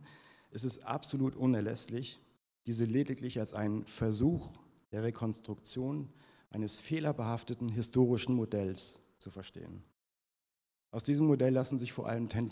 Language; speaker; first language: German; native; German